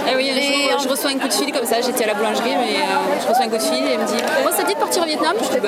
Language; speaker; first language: French; native; French